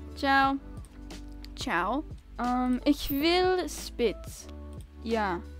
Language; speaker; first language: German; non-native, learner; English